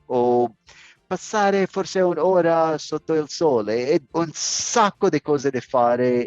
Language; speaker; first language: Italian; non-native, learner; English